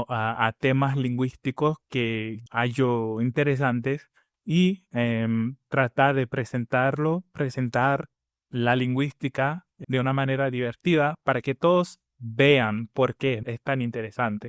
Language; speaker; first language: Spanish; non-native, fluent; English